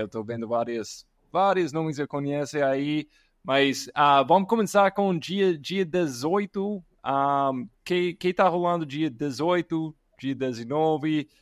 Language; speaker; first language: Portuguese; non-native, fluent; English